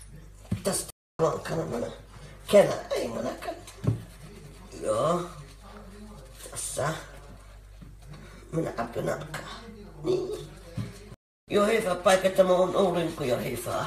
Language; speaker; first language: Finnish; non-native, learner; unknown